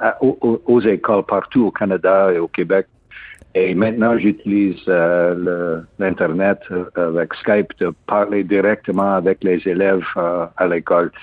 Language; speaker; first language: French; non-native, learner; English